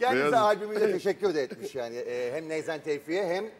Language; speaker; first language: Turkish; native; Turkish